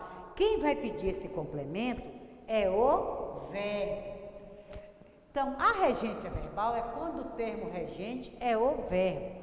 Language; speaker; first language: Portuguese; native; Portuguese